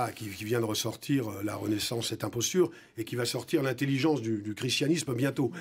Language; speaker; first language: French; native; French